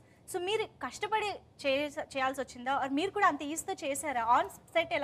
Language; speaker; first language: Telugu; native; Telugu